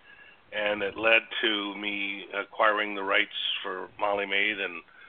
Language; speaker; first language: English; native; English